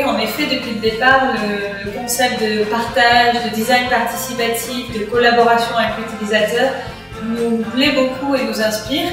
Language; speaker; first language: French; non-native, fluent; Spanish